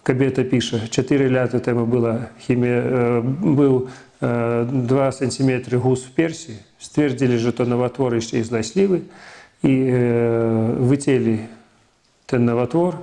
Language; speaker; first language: Polish; non-native, fluent; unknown